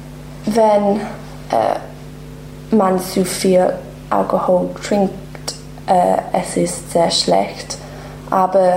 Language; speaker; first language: German; non-native, learner; English